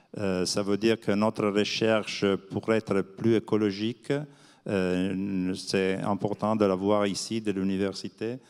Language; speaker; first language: French; non-native, fluent; Italian